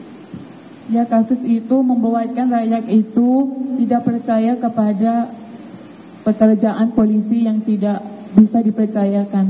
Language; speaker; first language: Indonesian; non-native, learner; Thai